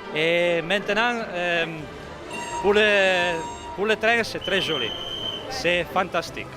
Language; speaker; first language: French; non-native, learner; Italian